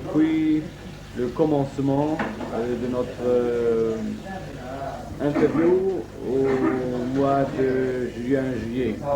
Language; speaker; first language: French; non-native, learner; German